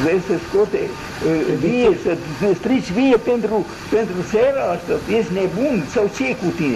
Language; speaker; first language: Romanian; non-native, local second language; German